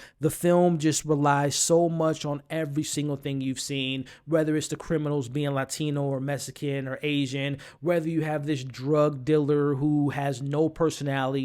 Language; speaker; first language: English; native; English